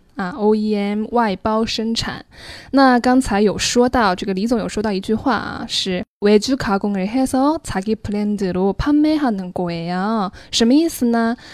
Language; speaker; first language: Chinese; native; Chinese